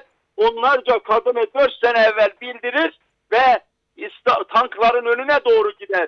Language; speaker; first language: Turkish; native; Turkish